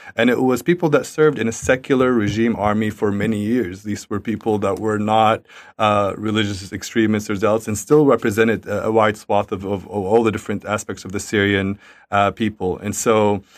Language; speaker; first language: English; early bilingual, other home language; Arabic